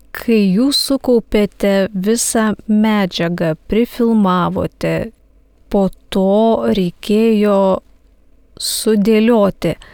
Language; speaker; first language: Lithuanian; native; Lithuanian